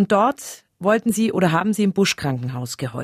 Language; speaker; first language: German; native; German